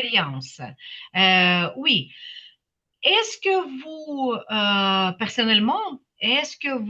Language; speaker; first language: French; non-native, fluent; Ukrainian